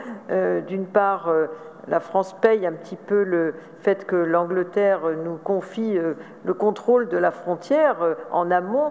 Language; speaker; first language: French; native; French